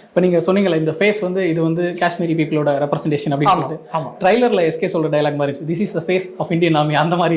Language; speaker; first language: Tamil; native; Tamil